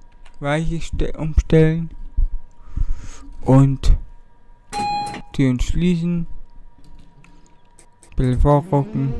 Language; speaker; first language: German; native; German